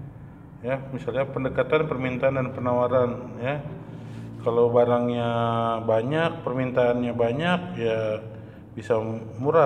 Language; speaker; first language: Indonesian; native; Indonesian